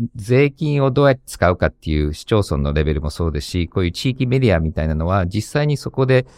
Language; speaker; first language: Japanese; early bilingual, heritage; Japanese